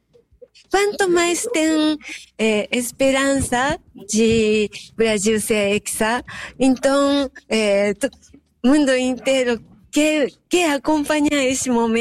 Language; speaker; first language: Portuguese; non-native, fluent; Japanese